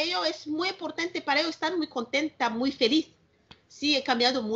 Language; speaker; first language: Spanish; non-native, learner; Malagasy